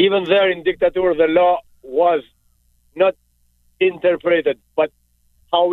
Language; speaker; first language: English; non-native, learner; Albanian